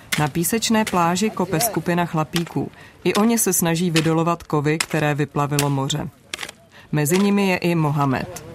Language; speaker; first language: Czech; native; Czech